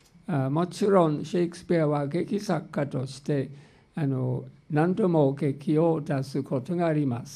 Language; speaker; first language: Japanese; non-native, fluent; English